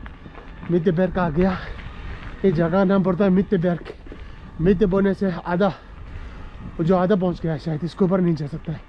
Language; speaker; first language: Hindi; non-native, learner; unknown